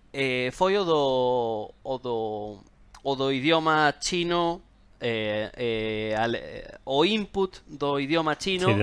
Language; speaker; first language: Galician; non-native, local second language; Spanish